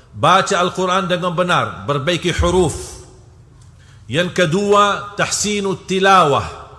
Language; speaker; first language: Malay; non-native, fluent; Arabic